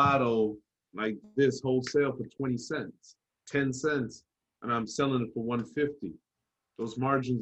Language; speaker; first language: English; native; English